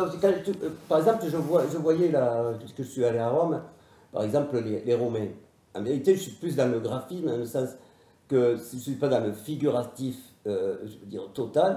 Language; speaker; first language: French; native; French